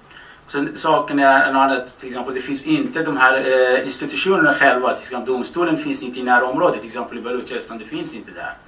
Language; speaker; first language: Swedish; non-native, fluent; Baluchi